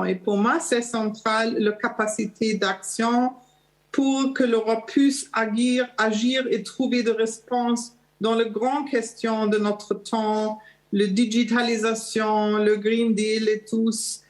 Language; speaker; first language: French; non-native, fluent; German